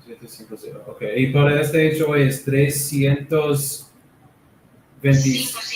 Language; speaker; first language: Spanish; non-native, learner; English